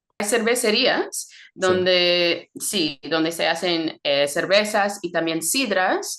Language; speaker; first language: Spanish; non-native, fluent; English